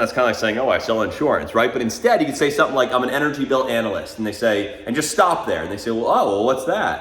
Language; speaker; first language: English; native; English